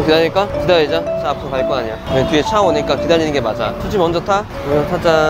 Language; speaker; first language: Korean; native; Korean